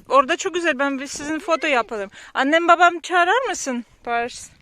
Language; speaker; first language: Turkish; non-native, learner; Russian